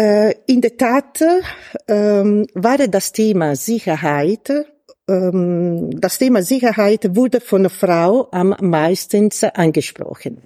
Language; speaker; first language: German; non-native, fluent; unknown